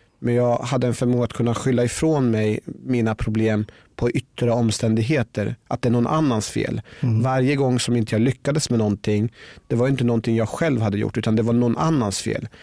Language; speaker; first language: Swedish; early bilingual, other home language; Persian